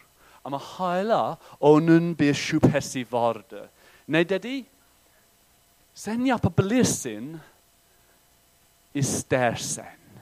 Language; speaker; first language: Turkish; non-native, fluent; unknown